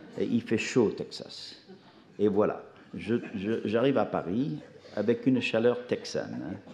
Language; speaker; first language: French; non-native, fluent; English